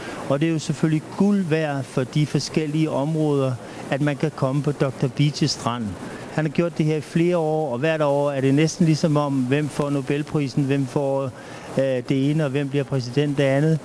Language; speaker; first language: Danish; native; Danish